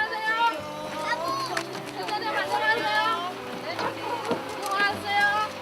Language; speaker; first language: Korean; non-native, learner; Vietnamese